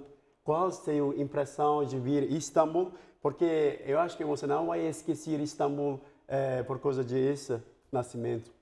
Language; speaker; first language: Portuguese; non-native, fluent; Turkish